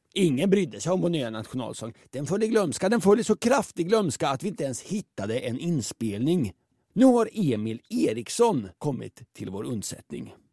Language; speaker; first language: Swedish; native; Swedish